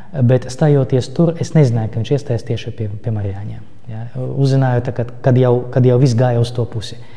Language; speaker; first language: Latvian; non-native, local second language; Russian